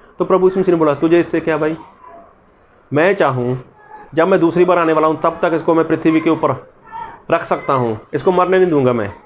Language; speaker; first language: Hindi; non-native, local second language; Punjabi